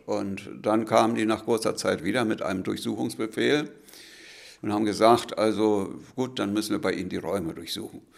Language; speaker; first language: German; native; German